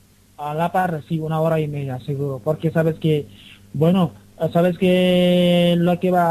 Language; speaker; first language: Spanish; non-native, learner; Wolof